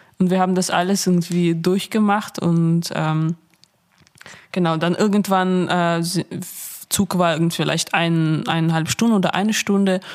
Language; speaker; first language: German; non-native, fluent; Russian